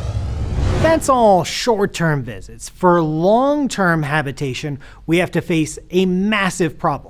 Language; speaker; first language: English; native; English